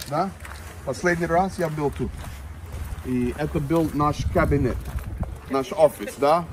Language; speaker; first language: Russian; non-native, learner; English